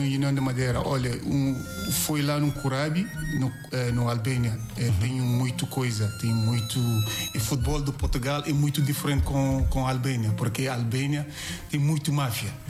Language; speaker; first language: Portuguese; non-native, learner; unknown